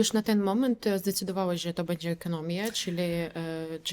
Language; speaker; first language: Polish; non-native, fluent; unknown